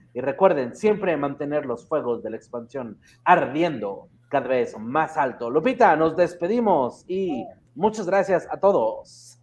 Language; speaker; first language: Spanish; early bilingual, heritage; Spanish